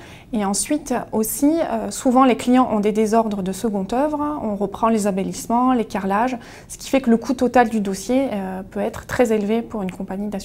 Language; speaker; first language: French; native; French